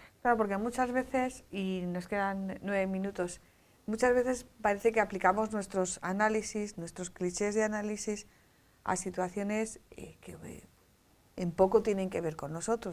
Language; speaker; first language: Spanish; native; Spanish